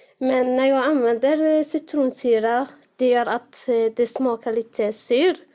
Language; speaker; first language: Swedish; non-native, fluent; Arabic